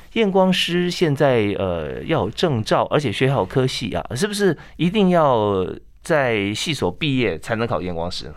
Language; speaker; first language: Chinese; native; Chinese